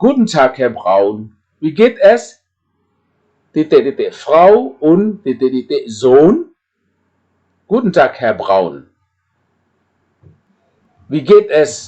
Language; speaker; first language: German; non-native, fluent; Indonesian